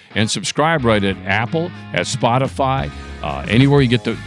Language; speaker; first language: English; non-native, fluent; Italian